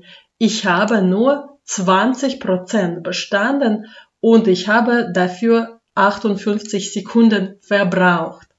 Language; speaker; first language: German; non-native, fluent; Russian